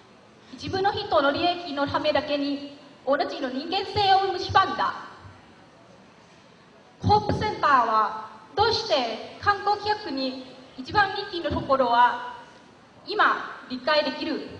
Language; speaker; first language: Japanese; non-native, learner; Lao